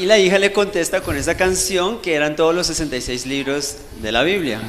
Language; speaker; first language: Spanish; native; Spanish